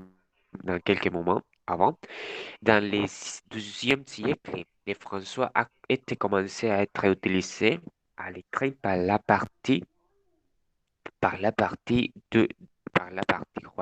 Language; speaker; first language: French; non-native, learner; Spanish